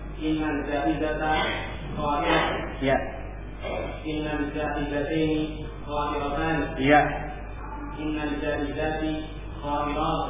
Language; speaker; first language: Arabic; non-native, fluent; Indonesian